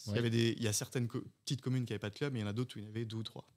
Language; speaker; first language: French; native; French